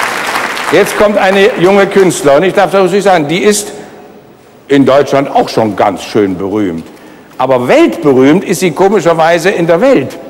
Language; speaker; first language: German; native; German